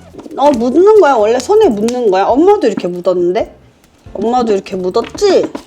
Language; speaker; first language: Korean; native; Korean